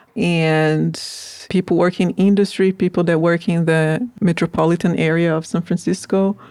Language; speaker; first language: English; non-native, fluent; Portuguese